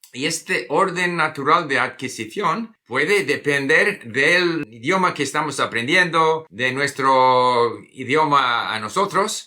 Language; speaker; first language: Spanish; non-native, fluent; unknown